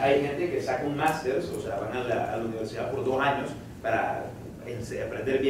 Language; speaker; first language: Spanish; native; Spanish